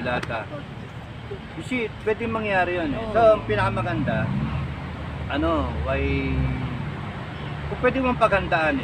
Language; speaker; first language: Filipino; native; Filipino